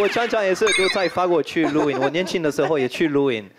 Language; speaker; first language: Chinese; non-native, fluent; French